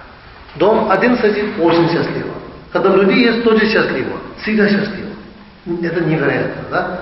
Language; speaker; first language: Russian; non-native, learner; Tibetan